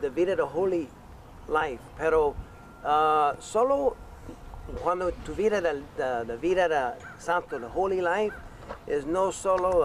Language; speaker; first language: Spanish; non-native, learner; English